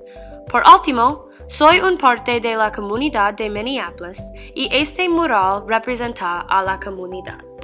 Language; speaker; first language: Spanish; non-native, learner; English